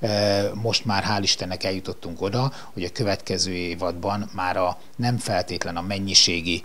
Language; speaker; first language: Hungarian; native; Hungarian